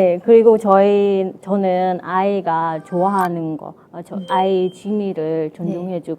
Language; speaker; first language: Korean; non-native, fluent; Vietnamese